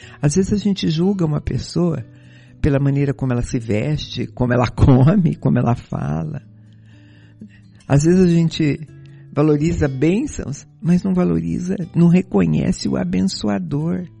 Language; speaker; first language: Portuguese; native; Portuguese